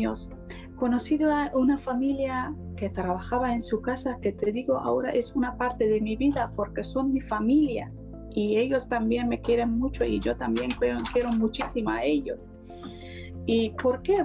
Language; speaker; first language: Spanish; non-native, learner; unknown